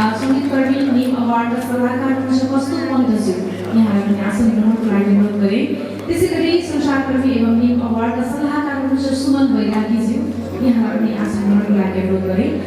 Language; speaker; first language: Nepali; native; Nepali